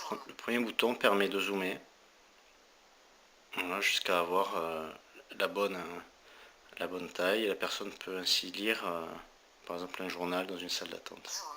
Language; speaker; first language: French; native; French